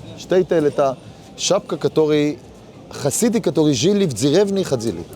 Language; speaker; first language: Russian; early bilingual, heritage; Hebrew